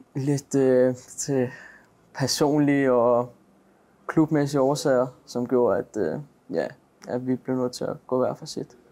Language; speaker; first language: Danish; native; Danish